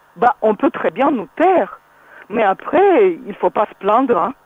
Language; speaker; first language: French; non-native, fluent; Russian